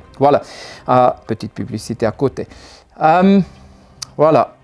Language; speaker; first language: French; non-native, learner; German